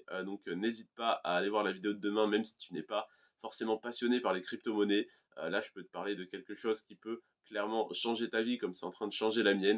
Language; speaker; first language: French; native; French